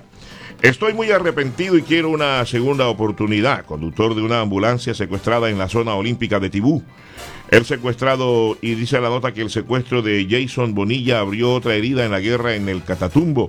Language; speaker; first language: Spanish; native; Spanish